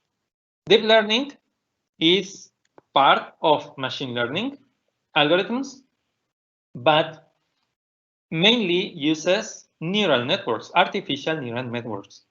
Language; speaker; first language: English; non-native, fluent; Spanish